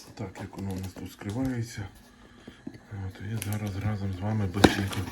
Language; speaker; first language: Ukrainian; native; Ukrainian